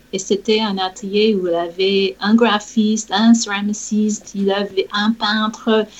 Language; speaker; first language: French; non-native, fluent; English